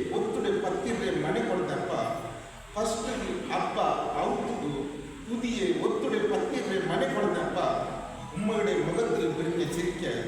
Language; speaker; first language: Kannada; non-native, local second language; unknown